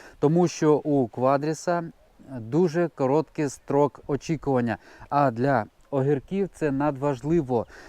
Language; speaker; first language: Ukrainian; non-native, local second language; Russian